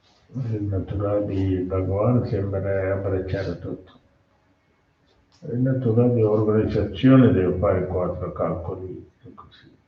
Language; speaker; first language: Italian; non-native, learner; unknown